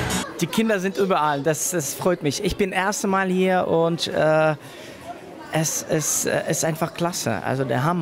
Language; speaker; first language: German; non-native, fluent; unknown